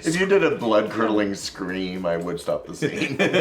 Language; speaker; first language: English; native; English